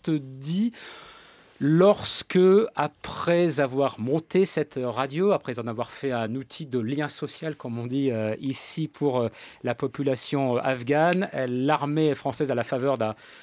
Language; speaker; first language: French; native; French